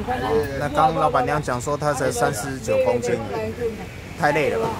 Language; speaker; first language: Chinese; native; Chinese